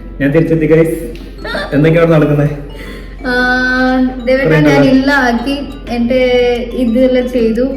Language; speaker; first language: Malayalam; non-native, fluent; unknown